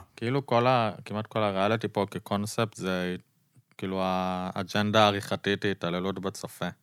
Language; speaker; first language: Hebrew; native; Hebrew